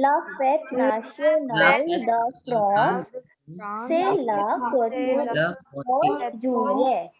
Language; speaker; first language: French; non-native, learner; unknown